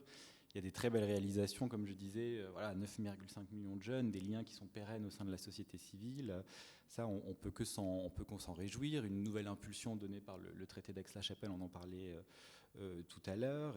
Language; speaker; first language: French; native; French